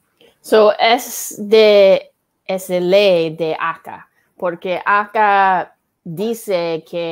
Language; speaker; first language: Spanish; non-native, learner; English